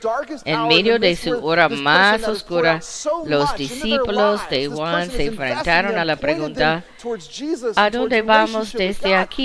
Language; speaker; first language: Spanish; non-native, fluent; English